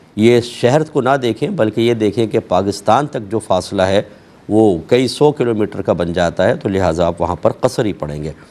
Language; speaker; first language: Urdu; native; Urdu